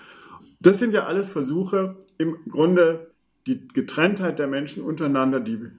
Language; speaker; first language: German; native; German